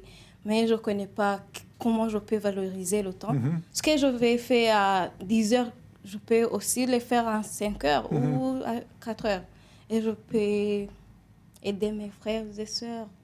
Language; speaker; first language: French; non-native, learner; Kinyarwanda